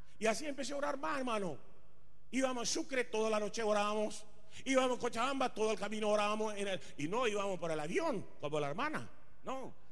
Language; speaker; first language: Spanish; non-native, fluent; Punjabi